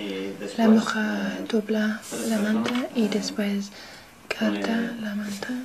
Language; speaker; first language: Spanish; non-native, learner; English